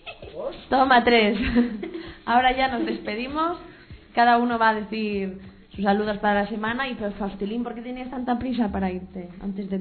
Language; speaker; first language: Spanish; native; Spanish